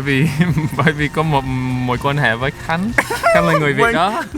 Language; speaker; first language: Vietnamese; non-native, learner; English